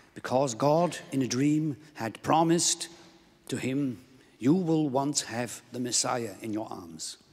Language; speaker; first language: English; non-native, fluent; Swiss German